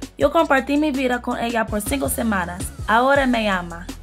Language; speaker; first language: Spanish; non-native, learner; English